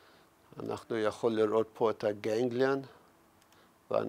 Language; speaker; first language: Hebrew; non-native, fluent; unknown